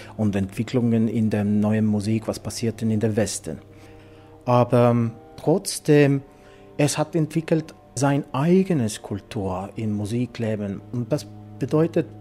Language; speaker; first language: German; non-native, fluent; Estonian